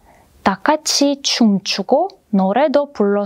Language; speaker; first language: Korean; non-native, fluent; Russian